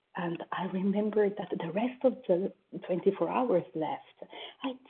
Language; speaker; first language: English; non-native, fluent; French